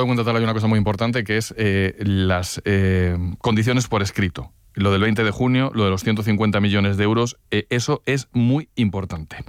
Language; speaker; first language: Spanish; native; Spanish